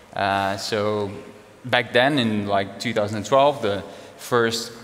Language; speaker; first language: English; non-native, fluent; Dutch